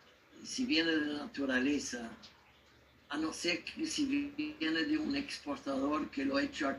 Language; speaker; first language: Spanish; non-native, learner; German